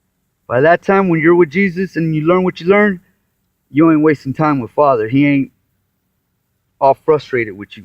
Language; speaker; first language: English; native; English